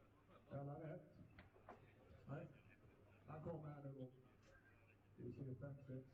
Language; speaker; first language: Swedish; native; Swedish